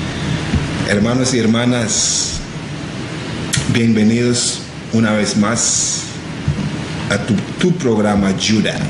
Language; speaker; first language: Spanish; non-native, local second language; English